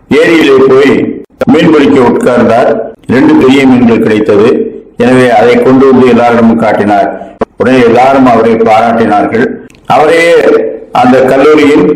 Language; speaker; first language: Tamil; native; Tamil